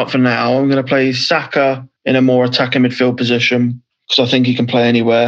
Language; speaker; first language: English; native; English